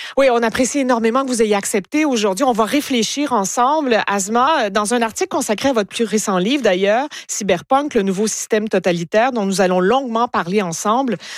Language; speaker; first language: French; native; French